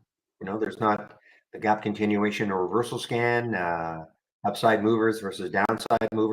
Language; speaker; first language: English; native; English